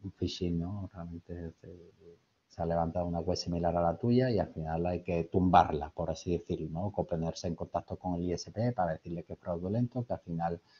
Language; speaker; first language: Spanish; native; Spanish